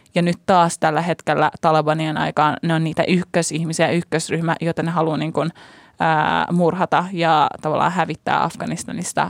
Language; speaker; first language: Finnish; early bilingual, other home language; Persian